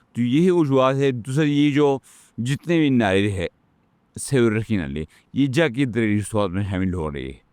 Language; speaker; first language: Urdu; non-native, local second language; Pashto